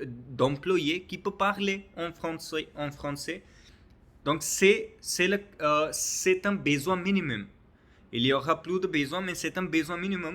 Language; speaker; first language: French; non-native, learner; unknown